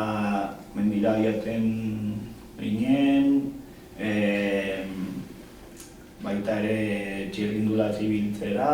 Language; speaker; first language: Basque; non-native, local second language; Spanish